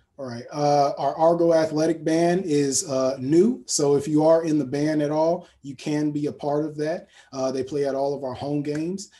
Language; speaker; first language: English; native; English